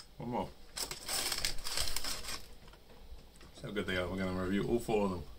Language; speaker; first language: English; native; English